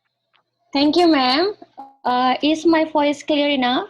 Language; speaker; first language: English; non-native, fluent; Indonesian